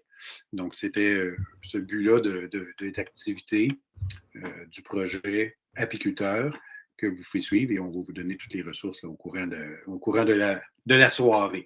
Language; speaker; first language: French; native; French